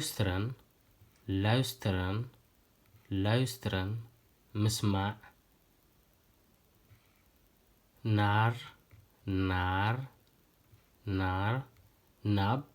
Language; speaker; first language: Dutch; non-native, fluent; Tigrinya